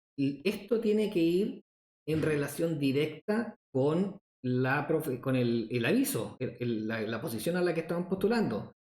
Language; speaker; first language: Spanish; native; Spanish